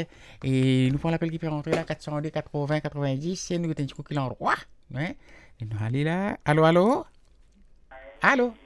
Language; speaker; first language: French; non-native, local second language; Morisyen